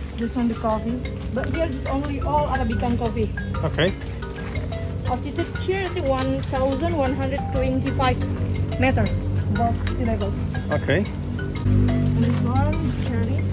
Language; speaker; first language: English; non-native, learner; Indonesian